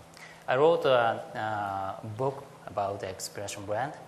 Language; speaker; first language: English; non-native, learner; Japanese